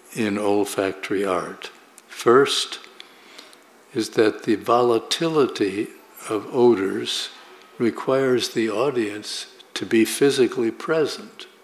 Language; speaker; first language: English; native; English